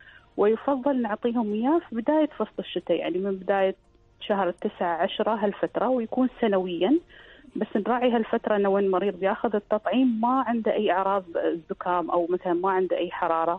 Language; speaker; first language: Arabic; native; Arabic